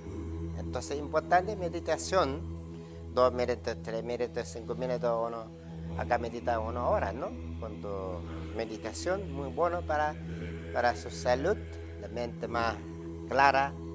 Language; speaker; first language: Spanish; non-native, learner; Ladakhi